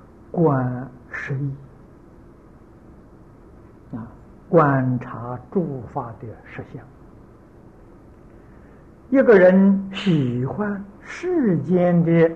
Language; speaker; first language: Chinese; native; Chinese